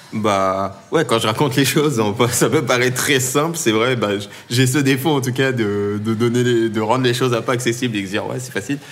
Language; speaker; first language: French; native; French